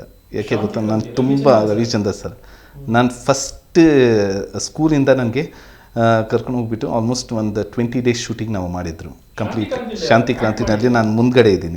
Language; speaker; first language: Kannada; non-native, local second language; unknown